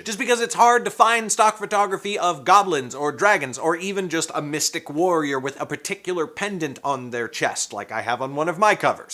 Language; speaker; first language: English; native; English